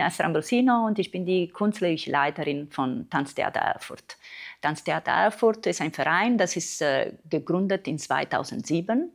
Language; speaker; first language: German; non-native, fluent; Italian